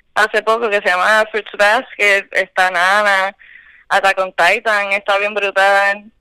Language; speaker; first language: Spanish; native; Spanish